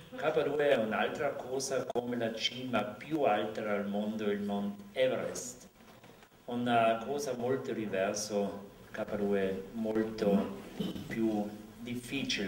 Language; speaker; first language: Italian; non-native, local second language; German